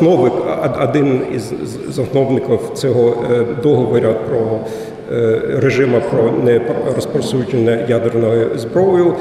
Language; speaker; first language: Ukrainian; non-native, fluent; German